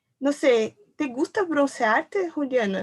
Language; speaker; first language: Spanish; non-native, learner; Portuguese